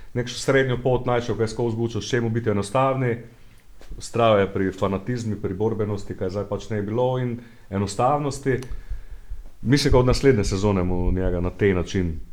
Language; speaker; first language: Slovenian; native; Slovenian